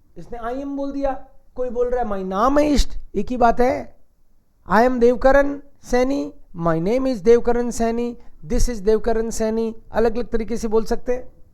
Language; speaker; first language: Hindi; native; Hindi